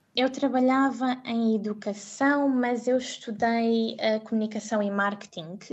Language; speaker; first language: Portuguese; native; Portuguese